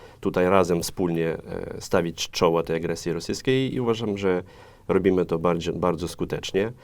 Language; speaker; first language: Polish; non-native, fluent; Ukrainian